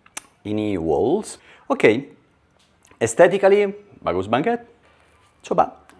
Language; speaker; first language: Indonesian; non-native, learner; Italian